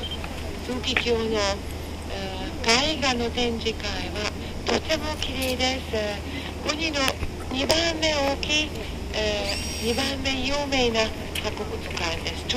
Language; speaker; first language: Japanese; non-native, fluent; Hungarian